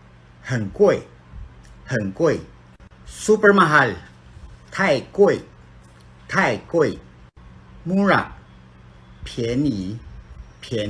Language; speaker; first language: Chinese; non-native, fluent; Filipino